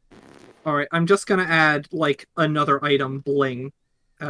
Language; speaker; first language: English; native; English